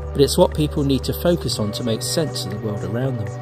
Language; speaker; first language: English; native; English